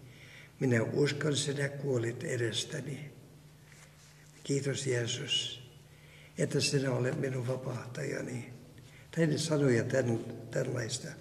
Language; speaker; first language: Finnish; non-native, fluent; Russian